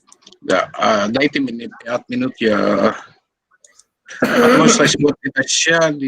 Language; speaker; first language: Russian; non-native, learner; Sinhala